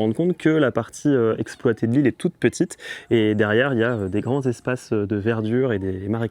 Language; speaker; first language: French; native; French